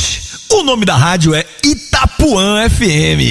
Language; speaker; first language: Portuguese; native; Portuguese